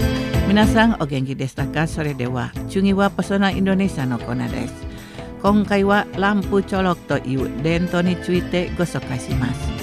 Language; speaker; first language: Japanese; non-native, fluent; Indonesian